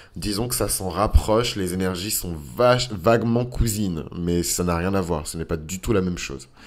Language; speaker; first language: French; native; French